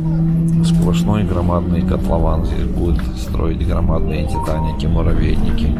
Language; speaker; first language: Russian; native; Russian